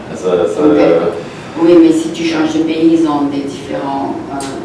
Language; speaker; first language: French; non-native, local second language; Arabic